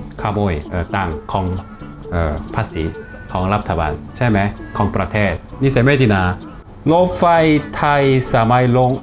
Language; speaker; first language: Thai; non-native, fluent; Korean